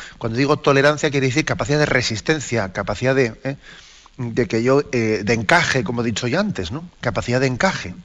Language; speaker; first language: Spanish; native; Spanish